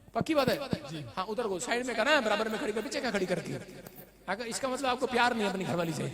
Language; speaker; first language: Hindi; non-native, local second language; Punjabi